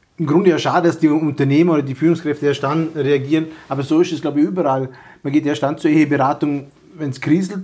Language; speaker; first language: German; native; German